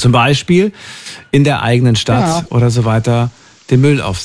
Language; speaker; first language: German; native; German